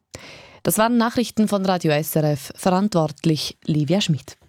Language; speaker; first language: German; native; German